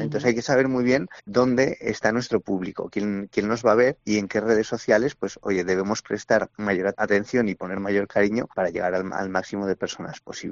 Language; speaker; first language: Spanish; native; Spanish